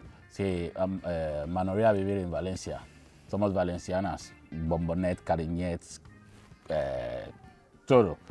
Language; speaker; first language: Spanish; non-native, learner; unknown